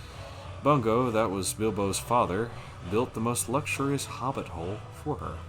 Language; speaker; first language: English; native; English